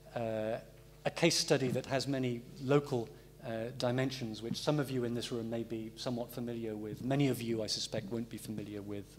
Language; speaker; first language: English; native; English